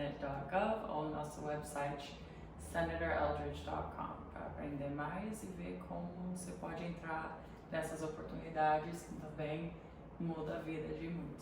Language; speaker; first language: Portuguese; early bilingual, heritage; Portuguese